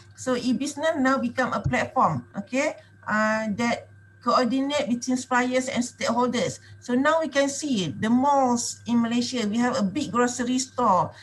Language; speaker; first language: English; non-native, local second language; Malay